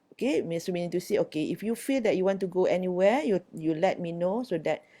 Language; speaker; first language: English; non-native, local second language; Malay